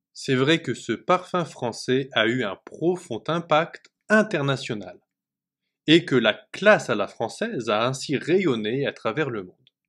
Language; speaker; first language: French; native; French